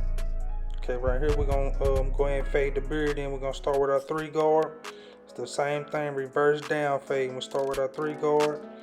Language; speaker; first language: English; native; English